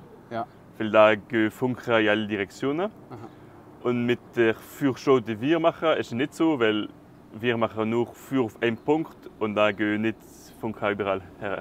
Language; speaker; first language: German; non-native, local second language; French